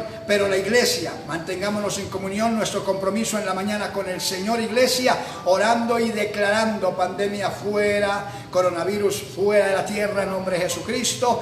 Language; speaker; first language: Spanish; native; Spanish